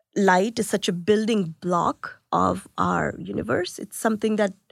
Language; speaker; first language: English; non-native, local second language; Tamil